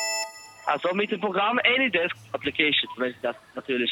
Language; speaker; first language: German; non-native, fluent; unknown